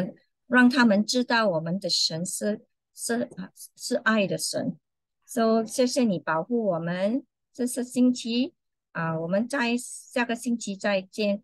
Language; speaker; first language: Chinese; non-native, fluent; English